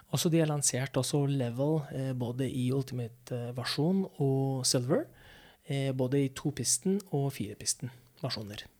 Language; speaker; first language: Norwegian; non-native, fluent; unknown